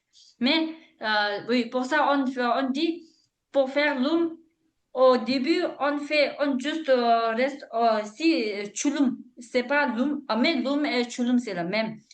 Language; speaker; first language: French; non-native, learner; Tibetan